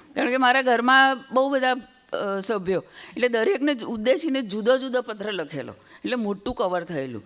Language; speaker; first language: Gujarati; native; Gujarati